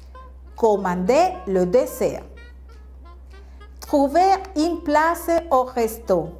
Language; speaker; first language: French; non-native, fluent; Spanish